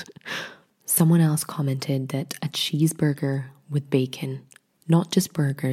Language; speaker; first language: English; native; English